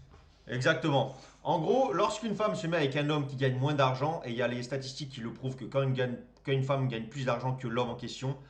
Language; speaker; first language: French; native; French